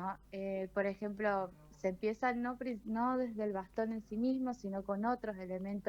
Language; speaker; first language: Spanish; native; Spanish